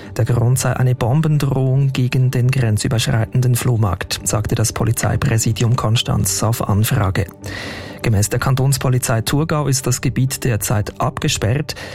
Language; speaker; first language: German; native; German